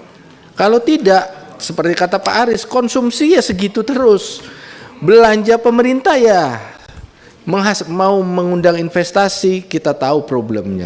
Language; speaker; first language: Indonesian; native; Indonesian